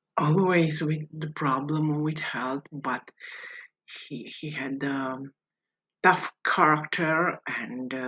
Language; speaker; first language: English; non-native, learner; Italian